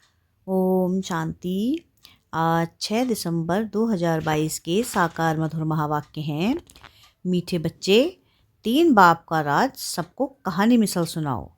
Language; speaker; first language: Hindi; native; Hindi